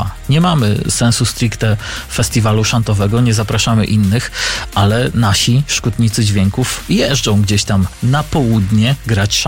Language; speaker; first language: Polish; native; Polish